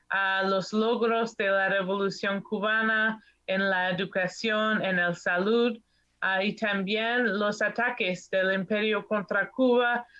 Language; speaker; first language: Spanish; non-native, learner; English